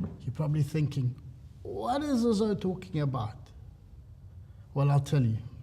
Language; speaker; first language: English; native; English